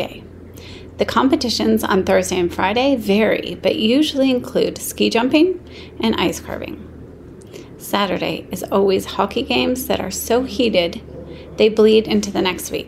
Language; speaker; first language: English; native; English